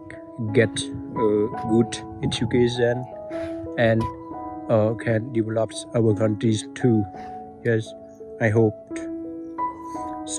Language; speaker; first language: English; non-native, learner; Khmer